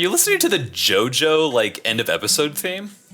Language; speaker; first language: English; native; English